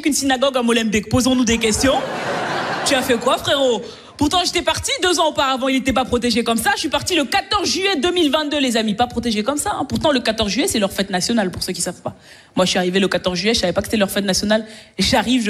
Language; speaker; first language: French; native; French